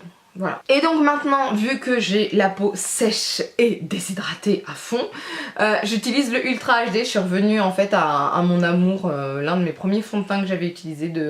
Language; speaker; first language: French; native; French